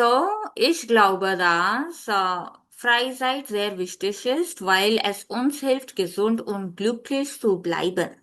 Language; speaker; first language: German; non-native, fluent; Hindi